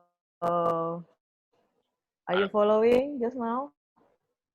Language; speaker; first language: English; non-native, fluent; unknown